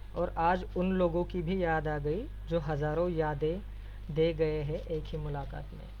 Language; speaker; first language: Hindi; non-native, local second language; Marathi